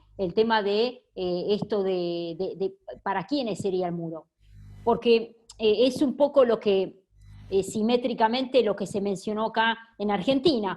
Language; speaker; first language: Spanish; native; Spanish